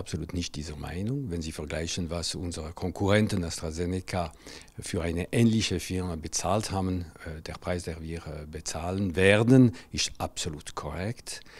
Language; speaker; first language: German; non-native, local second language; French